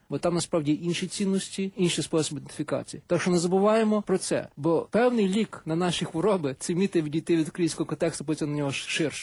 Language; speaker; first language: Ukrainian; native; Ukrainian